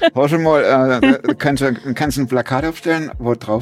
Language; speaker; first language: German; native; German